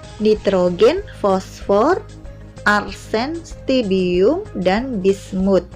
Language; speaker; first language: Indonesian; non-native, local second language; Javanese